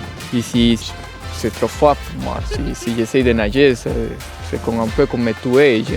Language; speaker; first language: French; non-native, learner; Spanish